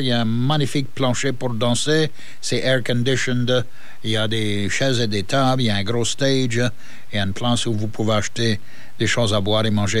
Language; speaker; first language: French; early bilingual, heritage; French